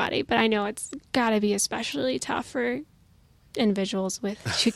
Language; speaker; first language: English; native; English